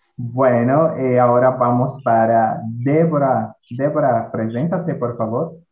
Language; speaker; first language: Spanish; non-native, fluent; Portuguese